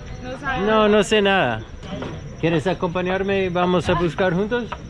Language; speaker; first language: Spanish; non-native, learner; English